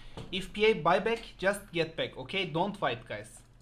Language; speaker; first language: English; non-native, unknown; Turkish